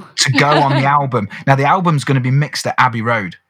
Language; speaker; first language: English; native; English